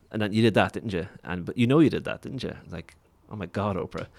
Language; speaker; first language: English; native; English